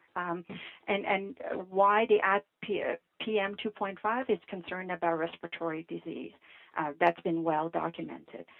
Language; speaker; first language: English; non-native, fluent; Vietnamese